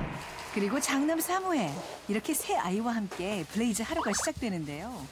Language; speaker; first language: Korean; native; Korean